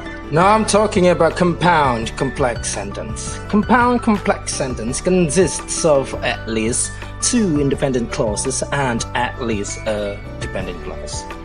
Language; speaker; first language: English; non-native, fluent; Indonesian